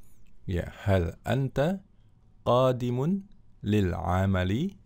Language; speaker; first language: Arabic; non-native, fluent; Indonesian